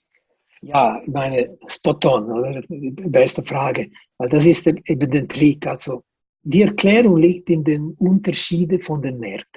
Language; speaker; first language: German; non-native, local second language; Italian